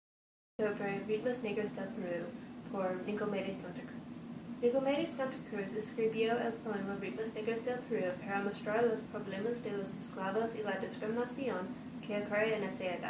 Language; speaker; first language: Spanish; non-native, learner; English